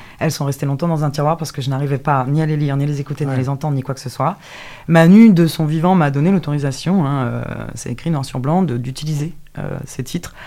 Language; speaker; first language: French; native; French